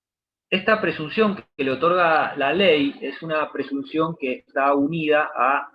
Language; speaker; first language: Spanish; native; Spanish